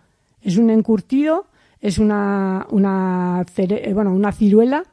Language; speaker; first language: Spanish; native; Spanish